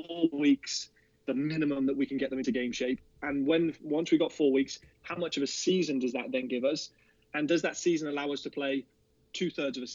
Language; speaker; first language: English; native; English